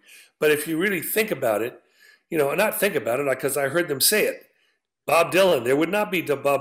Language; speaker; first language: English; native; English